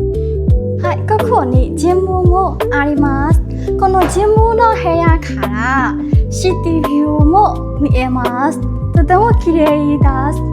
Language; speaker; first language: Japanese; non-native, learner; Burmese